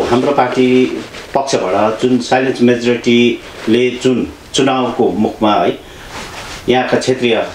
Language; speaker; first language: Nepali; native; Nepali